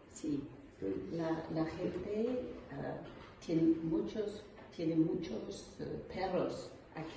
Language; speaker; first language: Spanish; non-native, learner; English